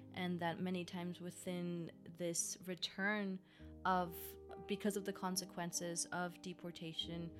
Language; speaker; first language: English; early bilingual, other home language; Spanish